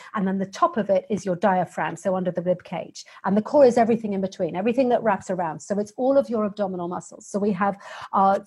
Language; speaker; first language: English; native; English